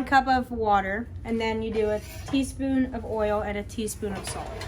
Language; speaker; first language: English; native; English